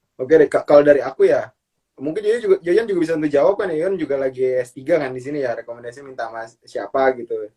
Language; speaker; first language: Indonesian; native; Indonesian